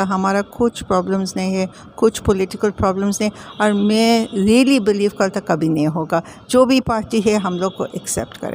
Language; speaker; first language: Hindi; non-native, local second language; English